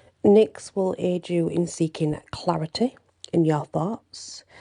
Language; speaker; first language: English; native; English